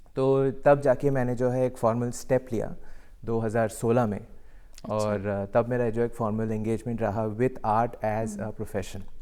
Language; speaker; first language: Hindi; non-native, local second language; Bangla